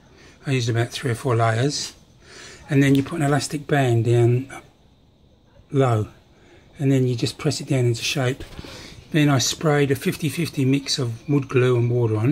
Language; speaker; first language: English; native; English